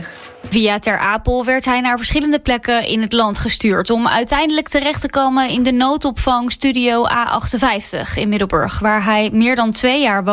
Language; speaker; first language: Dutch; native; Dutch